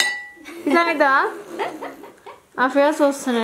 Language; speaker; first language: Turkish; non-native, learner; Indonesian